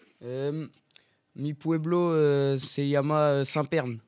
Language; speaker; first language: Spanish; non-native, learner; French